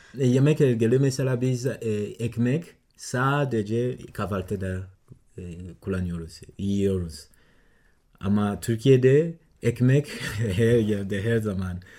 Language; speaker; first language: Turkish; non-native, learner; Swahili